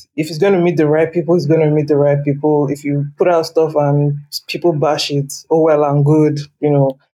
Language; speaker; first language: English; non-native, local second language; Yoruba